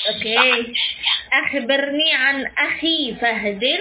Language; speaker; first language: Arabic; non-native, fluent; Indonesian